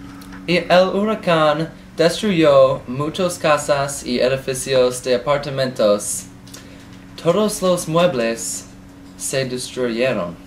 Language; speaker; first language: Spanish; non-native, learner; English